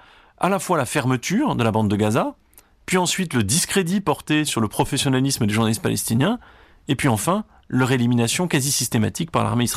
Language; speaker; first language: French; native; French